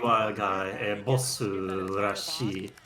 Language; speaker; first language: Japanese; non-native, learner; English